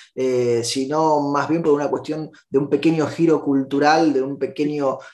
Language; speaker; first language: Spanish; non-native, fluent; German